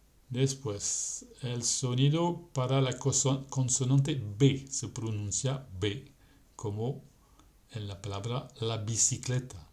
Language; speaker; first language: Spanish; non-native, fluent; French